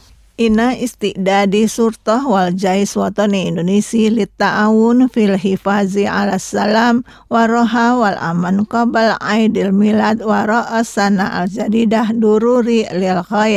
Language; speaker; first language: Arabic; non-native, fluent; Indonesian